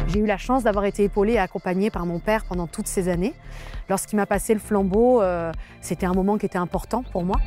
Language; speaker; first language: French; native; French